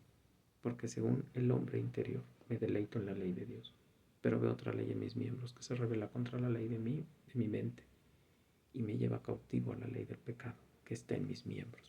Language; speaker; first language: Spanish; native; Spanish